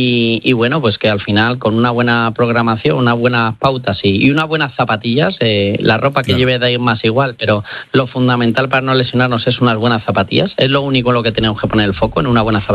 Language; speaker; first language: Spanish; native; Spanish